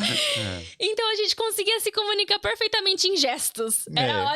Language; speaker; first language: Portuguese; native; Portuguese